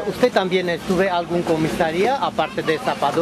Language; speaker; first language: Spanish; non-native, fluent; Russian